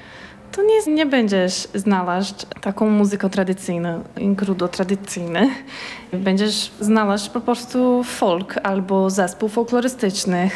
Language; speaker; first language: Polish; non-native, learner; Portuguese